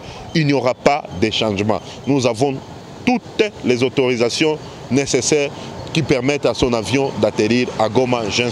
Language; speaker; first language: French; non-native, local second language; Swahili